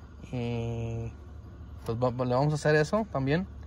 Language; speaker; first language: Spanish; early bilingual, heritage; Spanish